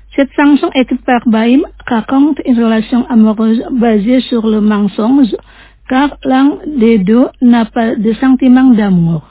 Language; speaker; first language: French; non-native, fluent; Indonesian